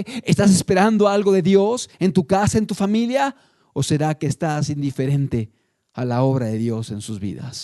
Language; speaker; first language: Spanish; native; Spanish